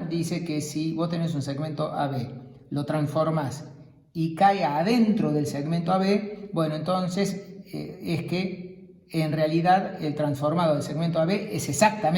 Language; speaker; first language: Spanish; native; Spanish